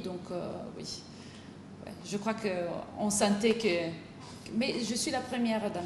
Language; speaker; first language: French; non-native, fluent; Italian